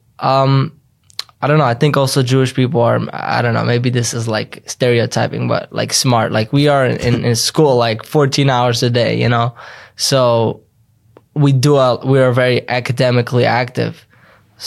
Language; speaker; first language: English; early bilingual, other home language; Yiddish